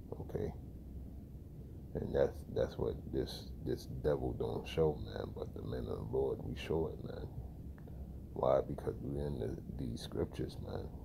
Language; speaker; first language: English; native; English